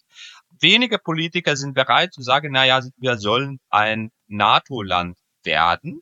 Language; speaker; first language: German; non-native, fluent; Serbian